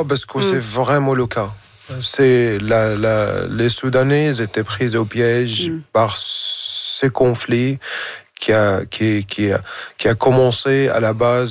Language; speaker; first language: French; non-native, fluent; Arabic